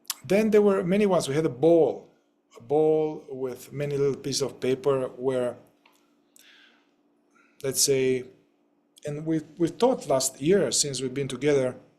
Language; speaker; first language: English; non-native, fluent; Romanian